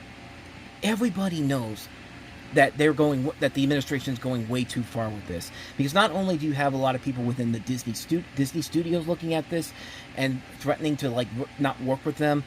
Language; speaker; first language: English; native; English